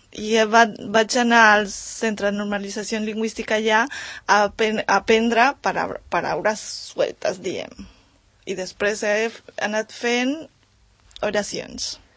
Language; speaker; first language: Catalan; non-native, learner; Spanish